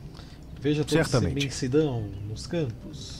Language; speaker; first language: Portuguese; native; Portuguese